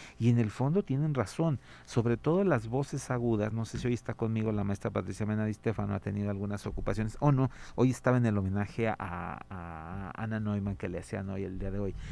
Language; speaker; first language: Spanish; native; Spanish